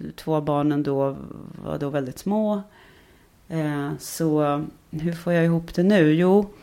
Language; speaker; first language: Swedish; native; Swedish